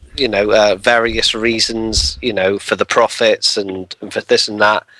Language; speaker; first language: English; native; English